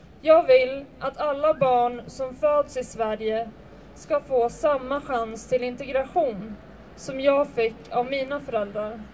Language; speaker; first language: Swedish; early bilingual, other home language; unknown